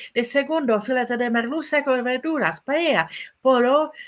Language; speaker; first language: Spanish; non-native, fluent; Czech